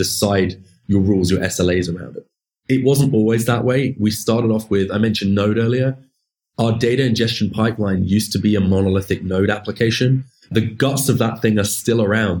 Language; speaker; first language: English; native; English